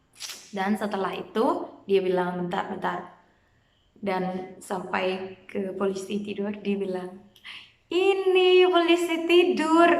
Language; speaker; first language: Indonesian; non-native, fluent; Khmer